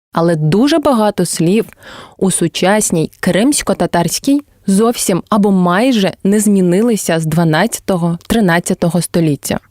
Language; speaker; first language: Ukrainian; non-native, local second language; Crimean Tatar